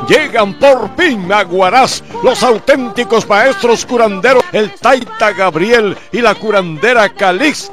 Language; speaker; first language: Spanish; native; Spanish